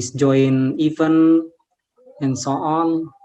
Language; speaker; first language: English; non-native, learner; Indonesian